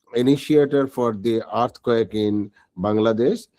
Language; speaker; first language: English; non-native, local second language; Bangla